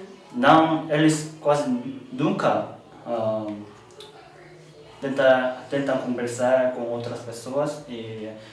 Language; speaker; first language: Portuguese; non-native, learner; Korean